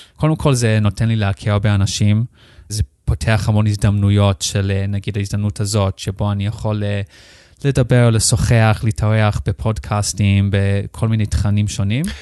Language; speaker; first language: Hebrew; non-native, fluent; English